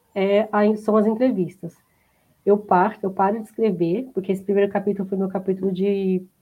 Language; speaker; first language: Portuguese; native; Portuguese